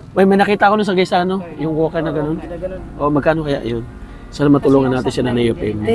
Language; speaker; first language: Filipino; non-native, local second language; Cebuano